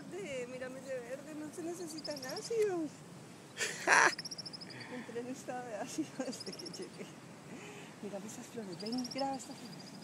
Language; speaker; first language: Spanish; native; Spanish